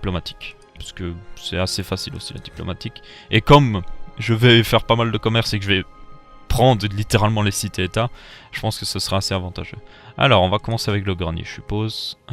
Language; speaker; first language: French; native; French